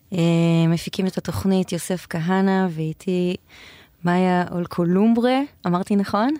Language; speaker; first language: Hebrew; native; Hebrew